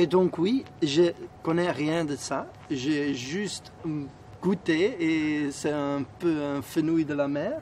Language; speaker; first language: French; non-native, fluent; Spanish